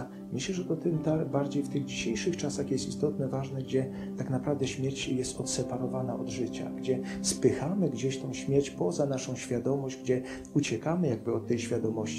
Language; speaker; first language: Polish; native; Polish